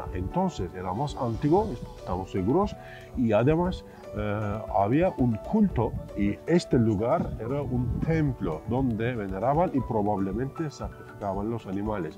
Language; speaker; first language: Spanish; non-native, fluent; Turkish